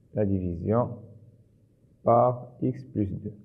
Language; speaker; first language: French; non-native, local second language; Arabic